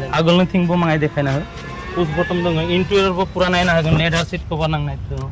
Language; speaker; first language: Bodo; non-native, local second language; Sadri